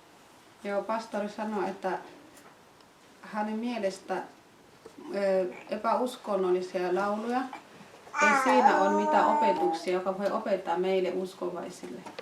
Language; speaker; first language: Finnish; non-native, fluent; Swahili